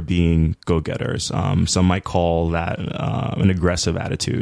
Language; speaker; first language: English; native; English